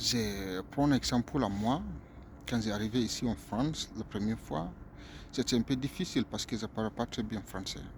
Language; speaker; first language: French; non-native, learner; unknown